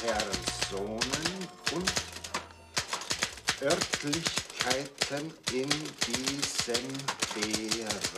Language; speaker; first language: German; native; German